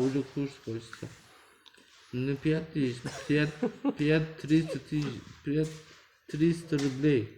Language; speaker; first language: Russian; non-native, learner; Tajik